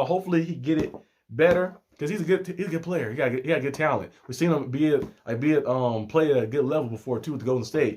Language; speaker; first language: English; native; English